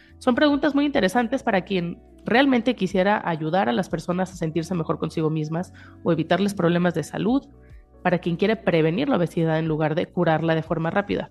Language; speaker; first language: Spanish; native; Spanish